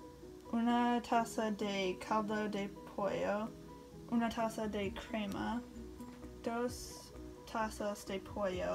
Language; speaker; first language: Spanish; non-native, learner; English